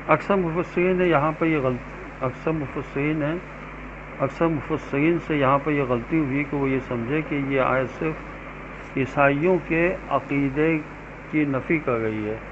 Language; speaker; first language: Urdu; native; Urdu